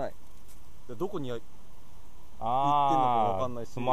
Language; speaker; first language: Japanese; native; Japanese